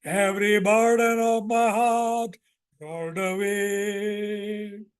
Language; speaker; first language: English; non-native, local second language; Hindi